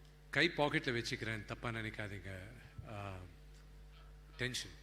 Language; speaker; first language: Tamil; non-native, local second language; Telugu